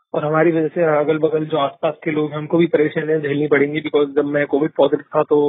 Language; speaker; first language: Hindi; native; Hindi